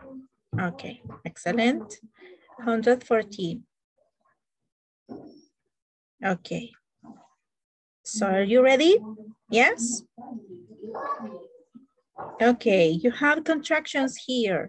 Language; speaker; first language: English; non-native, learner; Spanish